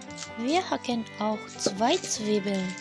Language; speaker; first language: German; non-native, fluent; Japanese